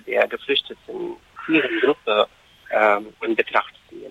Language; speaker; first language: German; non-native, fluent; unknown